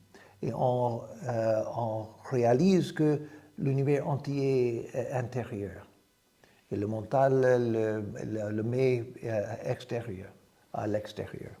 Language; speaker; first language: French; non-native, fluent; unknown